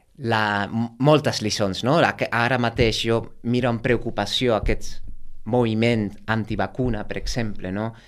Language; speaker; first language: Catalan; non-native, fluent; Dutch